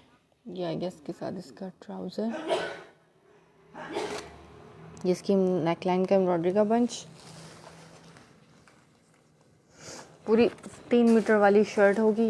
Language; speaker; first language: Urdu; native; Urdu